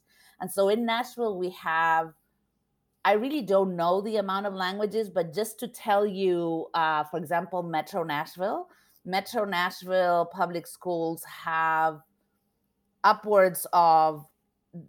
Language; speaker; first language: English; non-native, fluent; Spanish